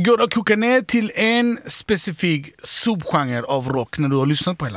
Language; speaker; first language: Swedish; native; Swedish